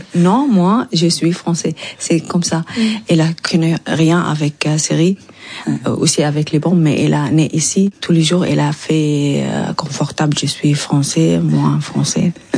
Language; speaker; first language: French; non-native, learner; Arabic